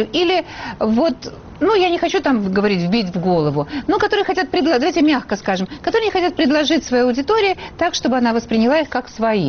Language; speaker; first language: Russian; native; Russian